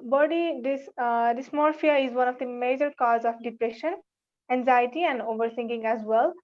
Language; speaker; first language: English; non-native, local second language; Nepali